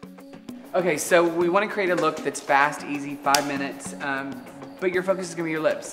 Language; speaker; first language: English; native; English